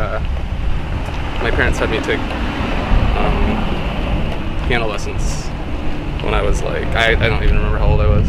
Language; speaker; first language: English; native; English